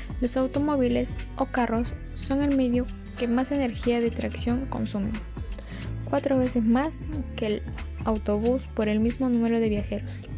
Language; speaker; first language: Spanish; native; Spanish